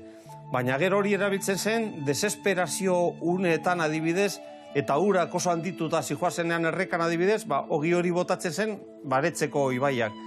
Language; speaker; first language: Basque; native; Basque